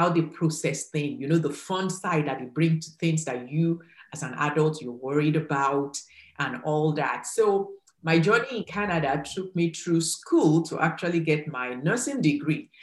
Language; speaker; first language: English; non-native, local second language; Yoruba